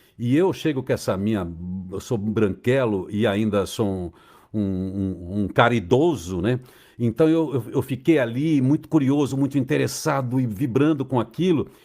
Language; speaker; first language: Portuguese; native; Portuguese